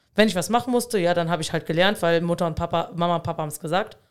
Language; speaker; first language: German; native; German